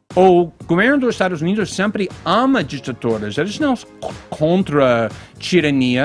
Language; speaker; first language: Portuguese; non-native, fluent; English